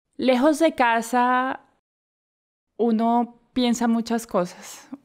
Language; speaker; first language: Spanish; native; Spanish